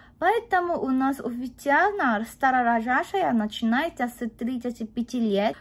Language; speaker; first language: Russian; non-native, fluent; Korean